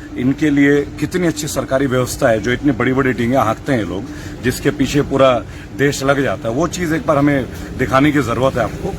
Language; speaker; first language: Hindi; non-native, local second language; Bangla